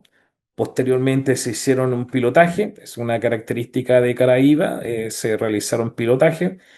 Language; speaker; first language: Spanish; native; Spanish